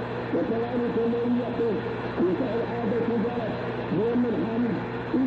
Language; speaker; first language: Arabic; native; Arabic